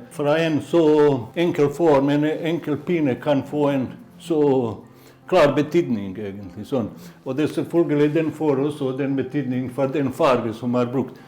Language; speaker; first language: Norwegian; non-native, fluent; Bosnian